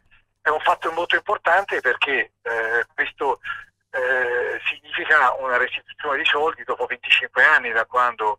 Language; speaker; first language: Italian; native; Italian